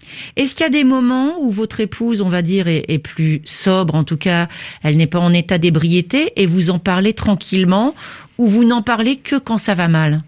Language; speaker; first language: French; native; French